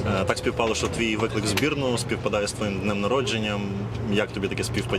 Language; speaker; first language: Ukrainian; native; Ukrainian